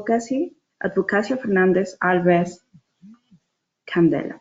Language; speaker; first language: Spanish; native; Spanish